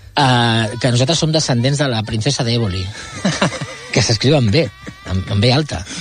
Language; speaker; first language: Catalan; non-native, local second language; Spanish